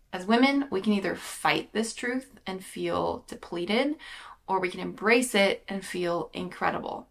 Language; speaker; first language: English; native; English